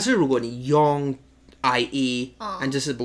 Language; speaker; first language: Chinese; non-native, learner; English